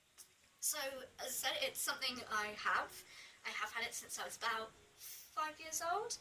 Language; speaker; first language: English; native; English